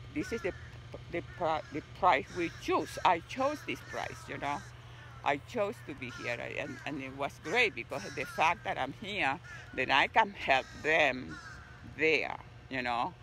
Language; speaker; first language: English; non-native, fluent; Spanish